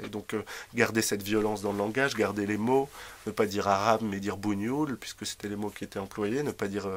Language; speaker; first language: French; native; French